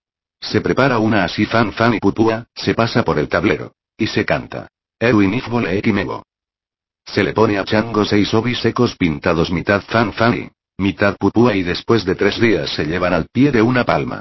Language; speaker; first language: Spanish; native; Spanish